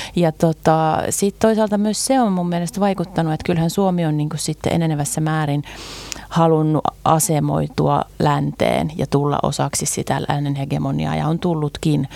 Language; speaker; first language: Finnish; early bilingual, other home language; Russian